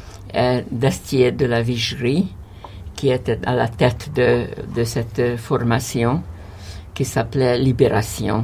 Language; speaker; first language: French; non-native, fluent; Hungarian